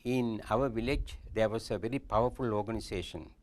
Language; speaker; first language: English; non-native, local second language; Sinhala